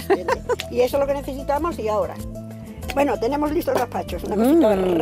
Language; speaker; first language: Spanish; native; Spanish